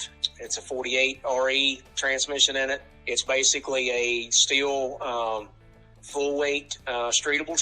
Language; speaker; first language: English; native; English